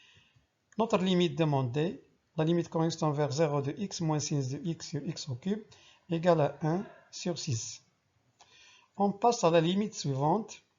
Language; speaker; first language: French; non-native, local second language; Arabic